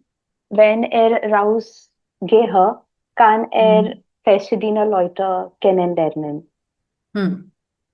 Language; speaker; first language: German; non-native, learner; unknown